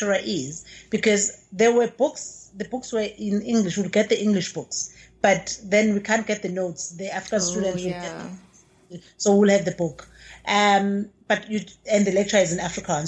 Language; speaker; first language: English; non-native, local second language; Zulu